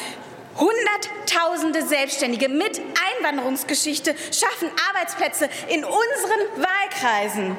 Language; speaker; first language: German; early bilingual, other home language; Persian